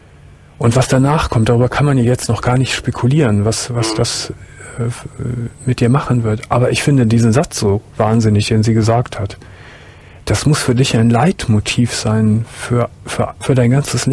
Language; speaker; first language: German; native; German